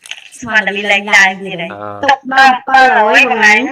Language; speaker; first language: Vietnamese; non-native, learner; Khmer